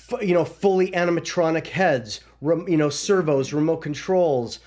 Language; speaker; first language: English; native; English